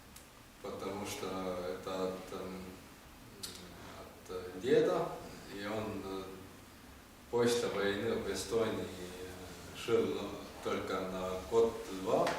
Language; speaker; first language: Russian; non-native, learner; Estonian